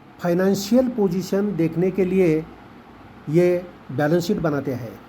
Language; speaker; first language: Hindi; non-native, local second language; Marathi